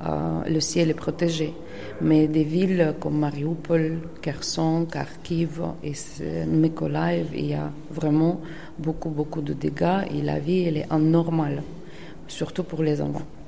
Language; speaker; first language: French; non-native, fluent; Ukrainian